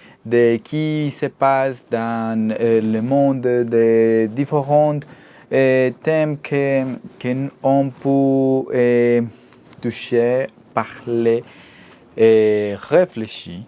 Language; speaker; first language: French; non-native, learner; Spanish